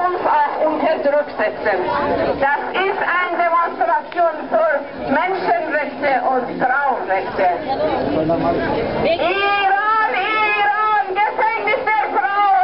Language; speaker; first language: German; non-native, fluent; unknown